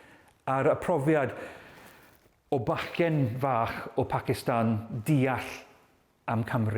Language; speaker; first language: Welsh; non-native, learner; English